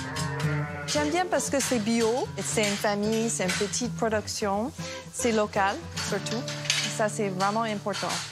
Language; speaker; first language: French; non-native, fluent; English